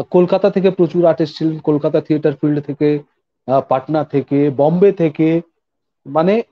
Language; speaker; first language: Bangla; non-native, local second language; Hindi